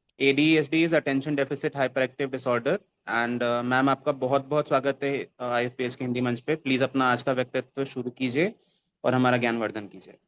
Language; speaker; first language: Hindi; native; Hindi